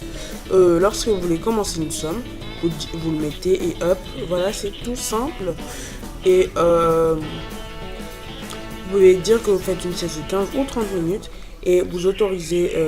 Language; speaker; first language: French; native; French